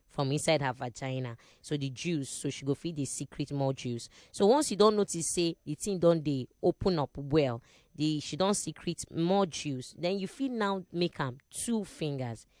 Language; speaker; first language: Nigerian Pidgin; non-native, local second language; Igbo